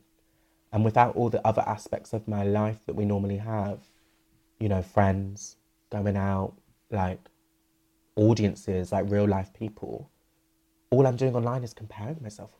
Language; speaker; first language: English; native; English